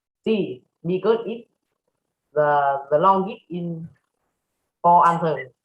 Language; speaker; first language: English; non-native, learner; Vietnamese